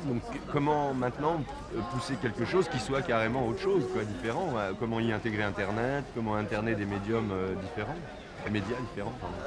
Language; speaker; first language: French; native; French